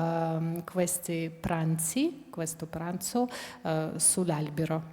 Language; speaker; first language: Italian; non-native, fluent; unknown